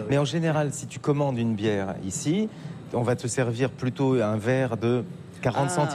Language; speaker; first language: French; native; French